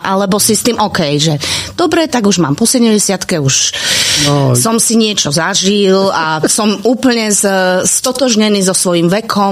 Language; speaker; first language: Slovak; native; Slovak